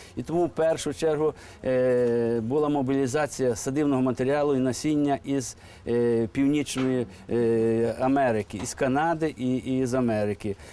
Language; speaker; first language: Ukrainian; native; Ukrainian